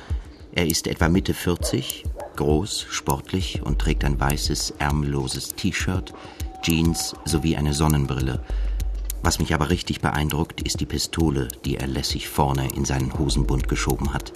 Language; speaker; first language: German; native; German